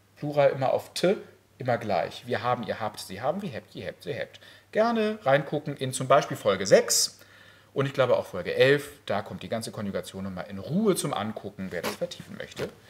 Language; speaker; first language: German; native; German